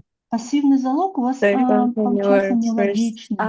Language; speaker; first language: Russian; native; Russian